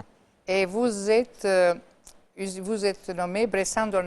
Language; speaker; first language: French; non-native, fluent; Albanian